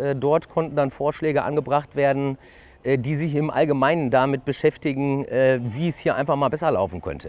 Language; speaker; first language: German; native; German